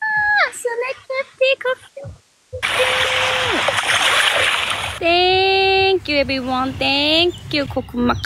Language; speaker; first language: English; non-native, learner; Thai